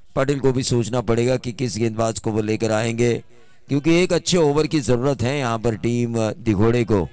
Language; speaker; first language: Hindi; non-native, local second language; Marathi